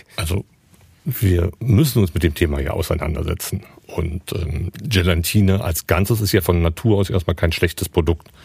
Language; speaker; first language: German; native; German